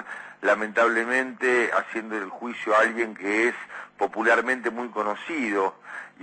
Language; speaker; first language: Spanish; native; Spanish